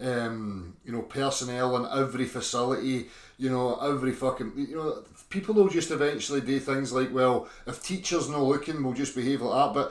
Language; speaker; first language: English; native; English